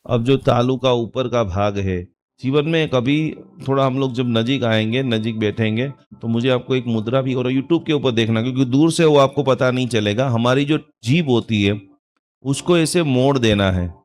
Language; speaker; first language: Hindi; non-native, local second language; Gujarati